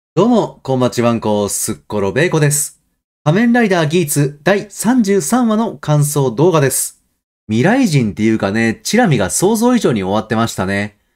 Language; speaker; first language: Japanese; native; Japanese